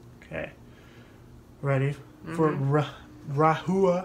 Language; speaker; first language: English; native; English